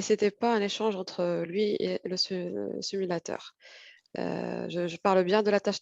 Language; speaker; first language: French; non-native, fluent; Arabic